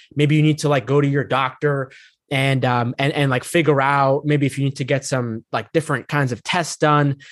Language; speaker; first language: English; native; English